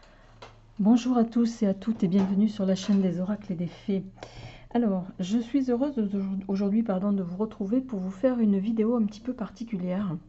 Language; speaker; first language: French; native; French